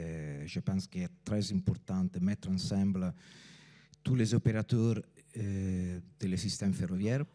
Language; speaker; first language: French; non-native, fluent; Italian